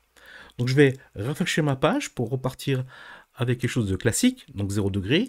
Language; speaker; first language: French; native; French